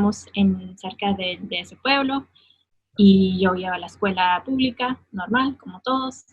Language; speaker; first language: Spanish; non-native, fluent; English